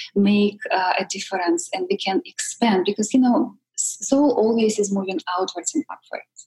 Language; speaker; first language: English; non-native, fluent; Russian